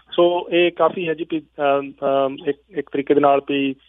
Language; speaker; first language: Punjabi; native; Punjabi